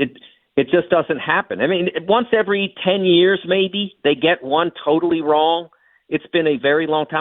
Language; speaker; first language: English; native; English